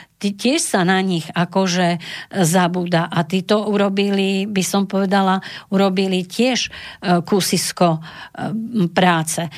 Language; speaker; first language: Slovak; native; Slovak